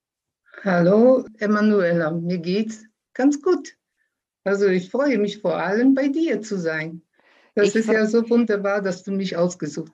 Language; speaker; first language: German; early bilingual, other home language; Polish